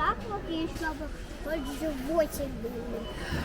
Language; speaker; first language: Russian; early bilingual, heritage; Russian